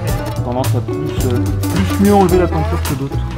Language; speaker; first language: French; native; French